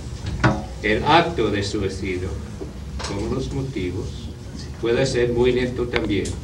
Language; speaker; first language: Spanish; non-native, learner; English